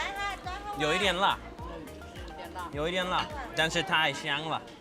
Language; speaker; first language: Chinese; non-native, learner; English